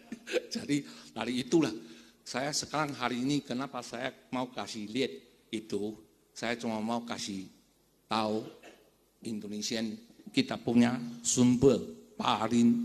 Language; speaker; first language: Indonesian; non-native, fluent; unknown